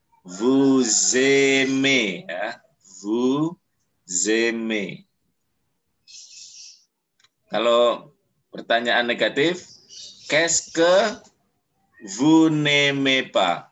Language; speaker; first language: French; non-native, fluent; Indonesian